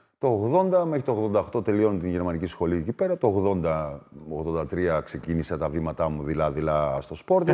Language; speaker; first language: Greek; early bilingual, other home language; German